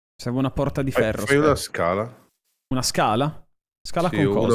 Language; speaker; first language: Italian; native; Italian